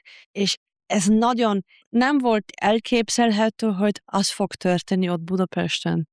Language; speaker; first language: Hungarian; non-native, fluent; German